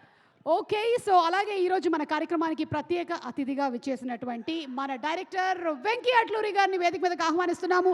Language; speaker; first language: Telugu; native; Telugu